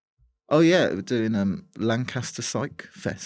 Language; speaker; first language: English; native; English